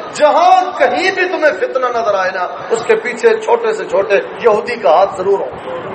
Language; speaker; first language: Urdu; non-native, local second language; Punjabi